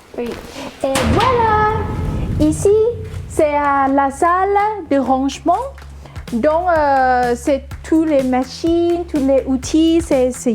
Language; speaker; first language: French; non-native, learner; Thai